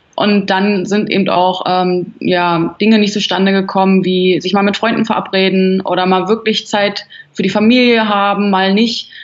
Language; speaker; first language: German; native; German